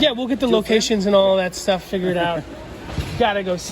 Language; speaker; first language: English; native; English